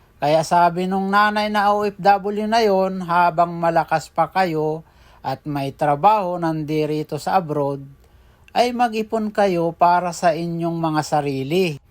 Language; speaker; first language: Filipino; native; Filipino